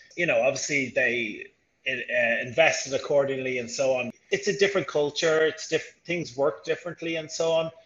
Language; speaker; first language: English; native; English